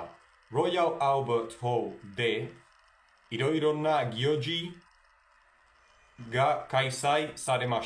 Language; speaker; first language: Japanese; non-native, learner; Spanish